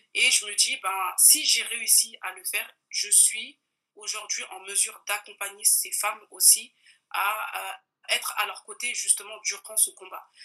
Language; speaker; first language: French; non-native, local second language; Bambara